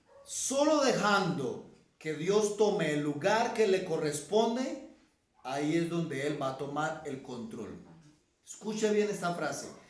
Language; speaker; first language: Spanish; native; Spanish